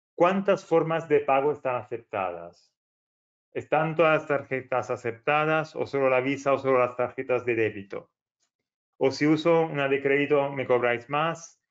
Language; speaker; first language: Spanish; non-native, fluent; Italian